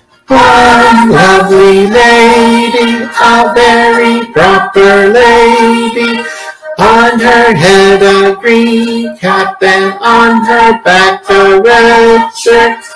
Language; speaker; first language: English; native; English